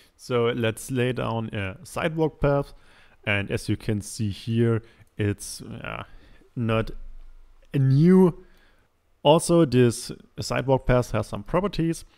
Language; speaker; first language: English; non-native, fluent; German